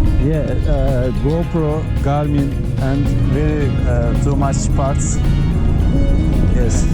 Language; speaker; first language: English; non-native, learner; Turkish